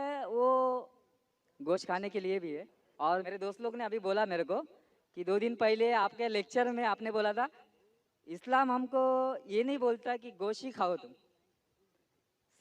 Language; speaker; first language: Hindi; non-native, local second language; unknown